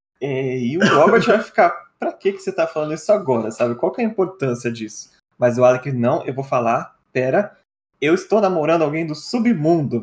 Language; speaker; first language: Portuguese; native; Portuguese